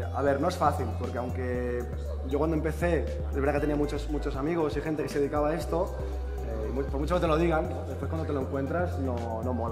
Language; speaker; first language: Spanish; native; Spanish